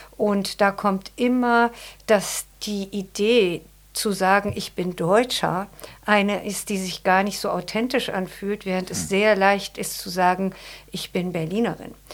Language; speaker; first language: German; native; German